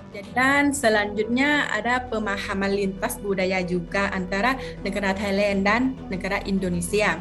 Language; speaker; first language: Indonesian; non-native, fluent; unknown